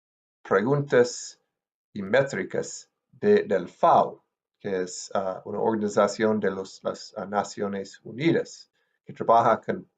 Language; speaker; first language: Spanish; non-native, fluent; English